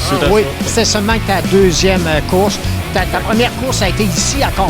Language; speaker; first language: French; native; French